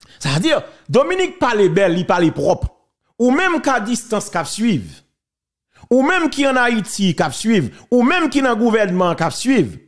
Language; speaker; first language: French; non-native, local second language; Haitian Creole